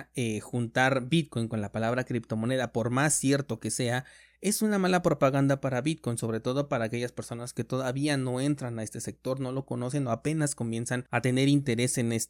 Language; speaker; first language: Spanish; native; Spanish